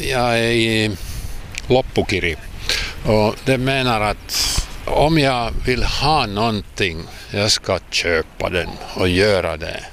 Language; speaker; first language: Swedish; non-native, local second language; Finnish